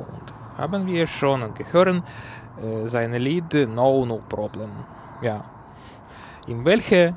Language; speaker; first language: German; non-native, learner; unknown